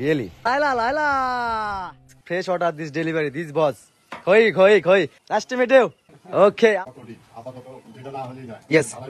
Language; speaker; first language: English; non-native, learner; Bangla